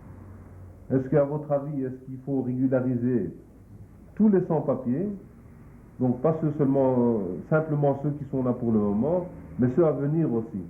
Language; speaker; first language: French; native; French